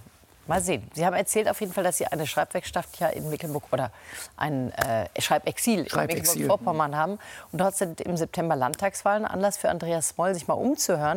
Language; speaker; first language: German; native; German